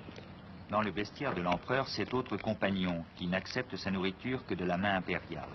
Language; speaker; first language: French; native; French